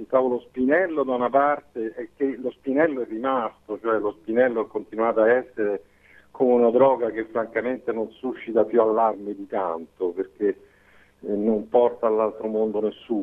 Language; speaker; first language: Italian; native; Italian